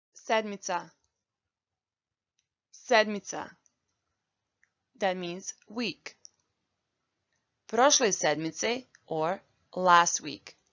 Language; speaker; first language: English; non-native, fluent; Bosnian